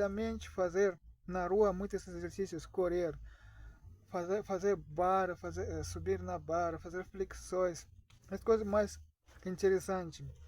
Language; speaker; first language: Portuguese; non-native, learner; Russian